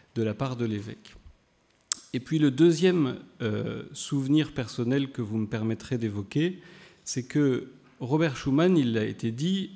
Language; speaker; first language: French; native; French